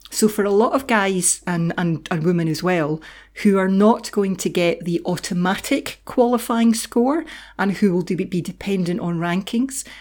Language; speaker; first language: English; native; English